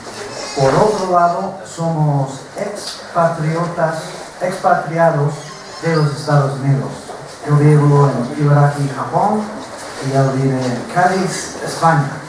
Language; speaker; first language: Spanish; non-native, fluent; English